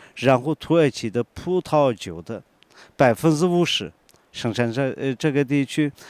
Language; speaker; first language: Chinese; non-native, fluent; Turkish